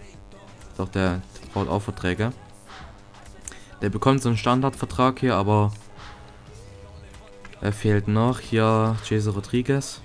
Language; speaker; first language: German; native; German